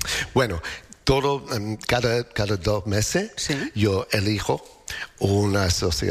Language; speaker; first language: Spanish; non-native, learner; English